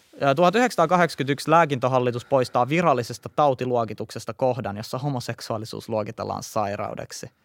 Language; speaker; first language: Finnish; native; Finnish